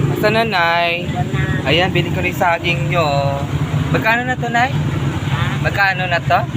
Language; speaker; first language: Filipino; native; Filipino